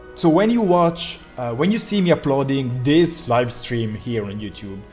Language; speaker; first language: English; non-native, fluent; Italian